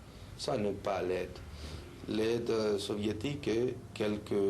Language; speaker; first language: French; non-native, fluent; Spanish